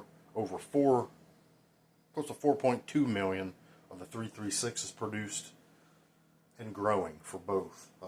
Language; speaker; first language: English; native; English